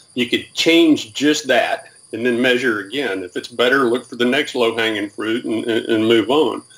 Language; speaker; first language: English; native; English